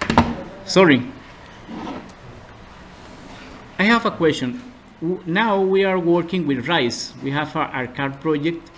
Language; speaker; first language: English; non-native, learner; Spanish